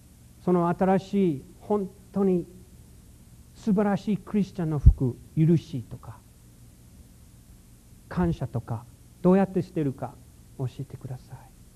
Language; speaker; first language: Japanese; non-native, fluent; English